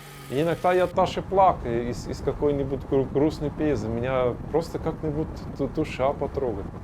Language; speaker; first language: Russian; non-native, learner; German